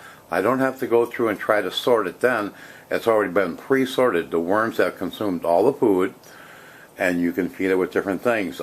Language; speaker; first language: English; native; English